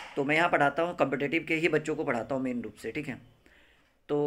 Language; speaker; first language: Hindi; native; Hindi